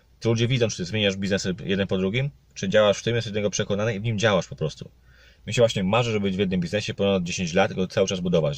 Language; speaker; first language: Polish; native; Polish